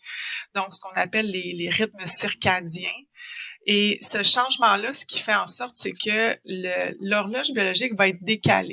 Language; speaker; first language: French; native; French